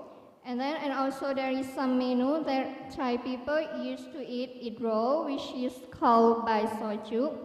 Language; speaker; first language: English; non-native, learner; Thai